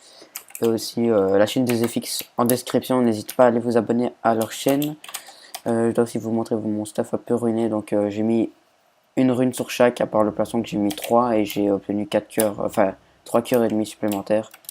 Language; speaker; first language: French; native; French